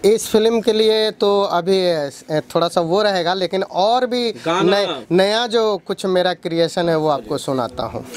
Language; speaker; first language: Hindi; native; Hindi